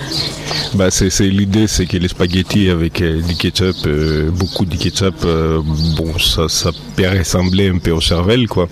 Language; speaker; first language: French; native; French